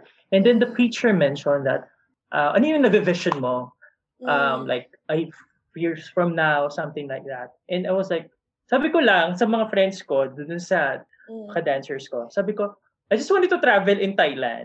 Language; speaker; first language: English; non-native, local second language; Filipino